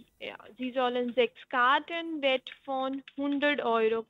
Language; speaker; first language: German; non-native, learner; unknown